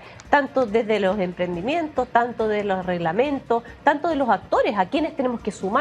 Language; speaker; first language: Spanish; native; Spanish